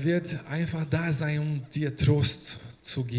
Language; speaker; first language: German; non-native, fluent; Portuguese